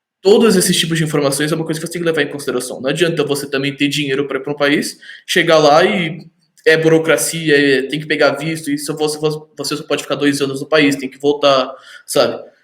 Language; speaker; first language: Portuguese; native; Portuguese